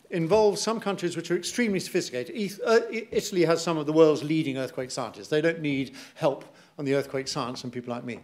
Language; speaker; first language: English; native; English